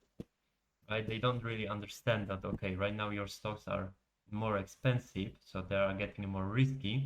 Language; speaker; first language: English; non-native, fluent; Polish